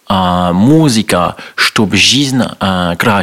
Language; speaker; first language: Russian; non-native, learner; French